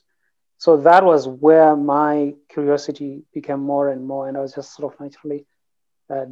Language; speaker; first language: English; non-native, local second language; Shona